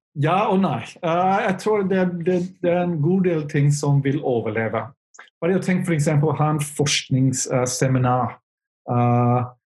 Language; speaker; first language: Norwegian; non-native, fluent; English